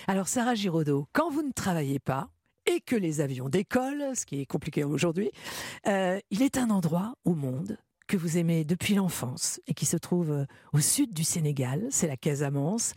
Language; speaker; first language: French; native; French